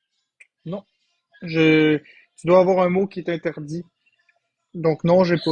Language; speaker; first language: French; native; French